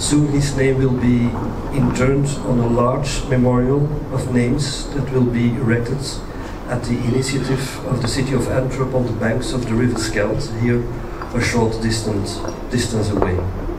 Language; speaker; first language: English; non-native, fluent; Dutch